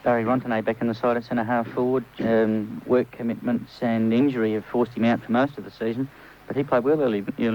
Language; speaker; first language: English; native; English